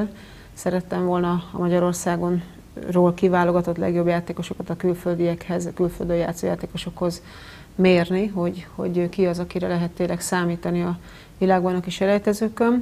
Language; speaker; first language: Hungarian; native; Hungarian